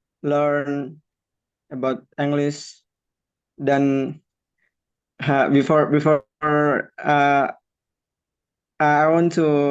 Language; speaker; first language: English; non-native, learner; Indonesian